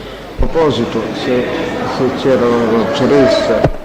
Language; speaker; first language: Italian; native; Italian